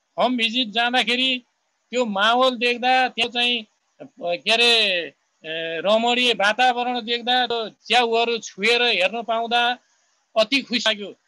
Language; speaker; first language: Nepali; native; Nepali